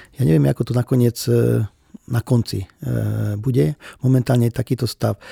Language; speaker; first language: Slovak; non-native, local second language; Hungarian